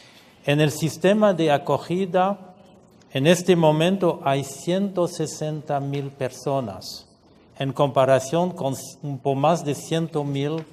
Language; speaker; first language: Spanish; non-native, fluent; French